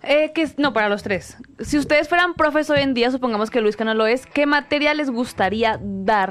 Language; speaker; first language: Spanish; native; Spanish